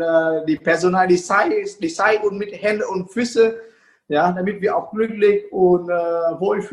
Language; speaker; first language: German; non-native, fluent; Vietnamese